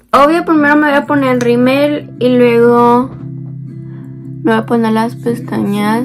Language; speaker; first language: Spanish; early bilingual, heritage; Spanish